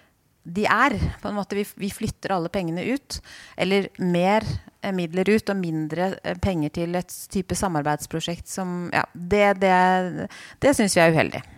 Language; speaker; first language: Norwegian; native; Norwegian